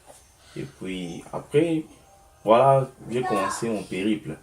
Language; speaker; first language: French; non-native, local second language; Lingala